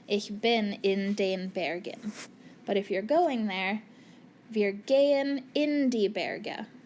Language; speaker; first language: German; non-native, fluent; English